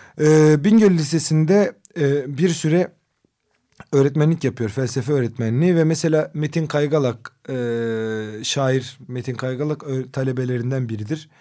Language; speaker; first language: Turkish; non-native, local second language; Kurdish